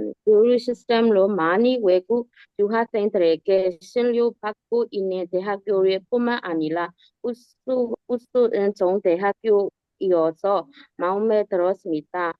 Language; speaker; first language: Korean; non-native, learner; Burmese